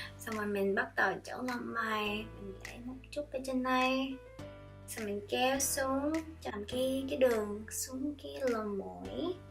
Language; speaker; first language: Vietnamese; early bilingual, heritage; Vietnamese